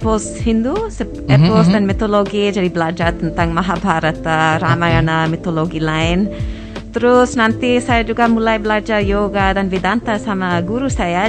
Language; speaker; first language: Indonesian; non-native, fluent; English